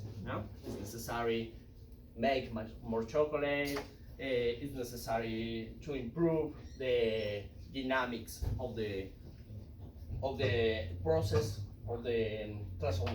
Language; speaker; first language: English; non-native, learner; Spanish